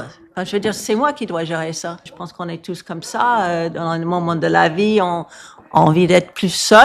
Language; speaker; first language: French; non-native, fluent; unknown